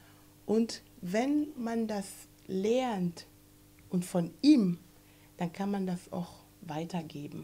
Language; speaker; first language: German; non-native, fluent; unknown